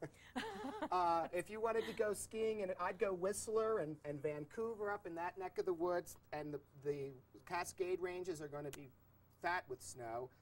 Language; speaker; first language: English; native; English